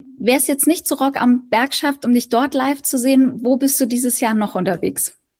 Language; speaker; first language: German; native; German